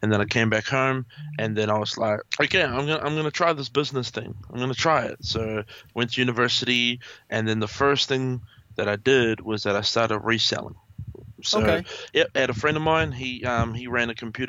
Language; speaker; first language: English; native; English